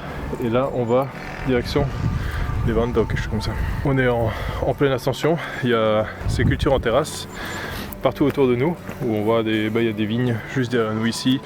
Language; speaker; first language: French; native; French